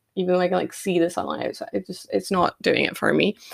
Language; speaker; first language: English; native; English